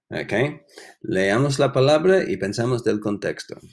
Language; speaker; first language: Spanish; non-native, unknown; English